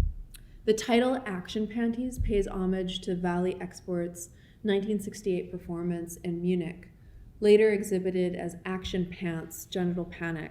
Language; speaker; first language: English; native; English